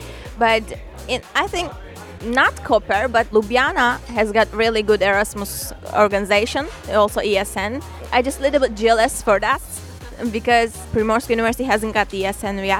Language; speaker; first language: English; non-native, learner; Turkish